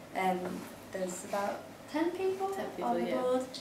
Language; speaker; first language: English; native; English